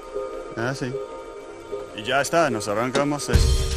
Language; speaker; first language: Spanish; non-native, learner; English